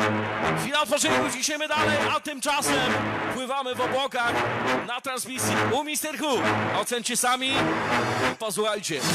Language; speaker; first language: Polish; native; Polish